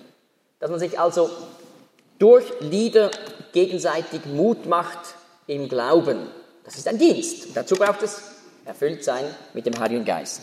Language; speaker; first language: German; native; German